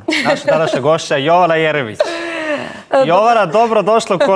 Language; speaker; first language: Serbian; native; Serbian